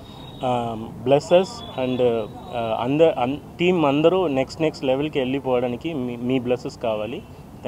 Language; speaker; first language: Telugu; non-native, fluent; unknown